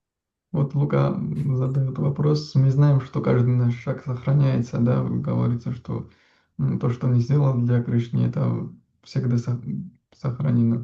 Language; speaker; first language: Russian; non-native, local second language; Georgian